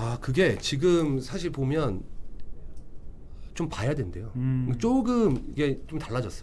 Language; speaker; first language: Korean; native; Korean